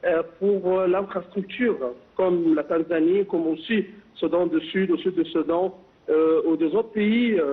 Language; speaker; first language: French; non-native, fluent; Arabic